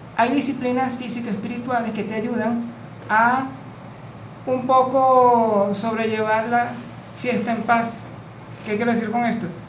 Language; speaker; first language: Spanish; native; Spanish